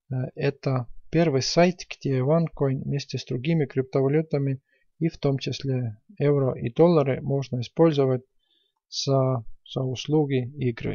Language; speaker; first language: Russian; non-native, fluent; Estonian